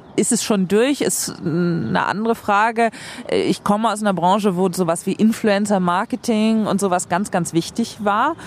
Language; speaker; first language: German; non-native, fluent; Swedish